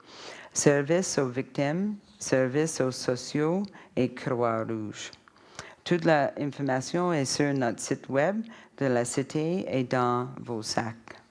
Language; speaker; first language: French; non-native, learner; English